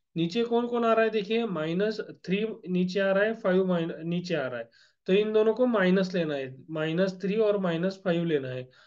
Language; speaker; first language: Hindi; non-native, local second language; Marathi